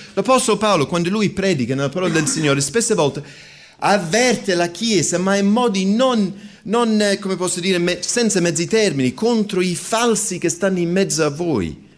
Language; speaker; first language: Italian; non-native, fluent; English